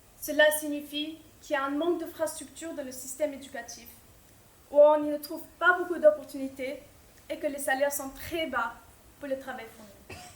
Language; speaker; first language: French; non-native, fluent; Albanian